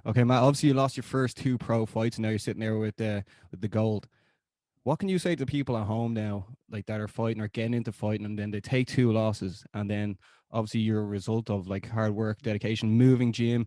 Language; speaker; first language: English; native; English